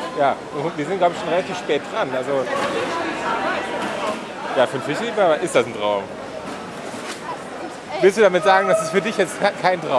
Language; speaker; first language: German; native; German